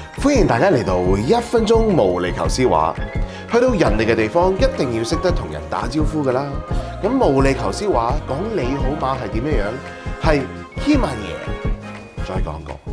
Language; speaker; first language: Cantonese; early bilingual, heritage; Cantonese